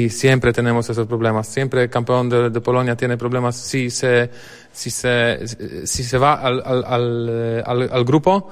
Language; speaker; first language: Spanish; non-native, fluent; Polish